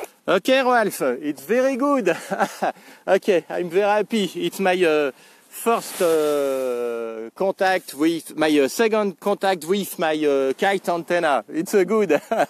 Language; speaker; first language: English; non-native, learner; French